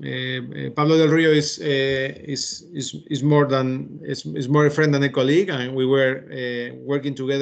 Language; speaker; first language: English; non-native, fluent; Spanish